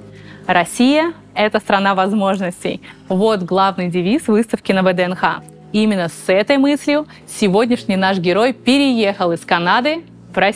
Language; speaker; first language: Russian; native; Russian